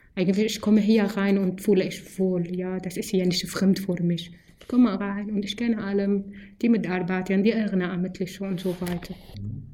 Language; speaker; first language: German; non-native, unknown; Arabic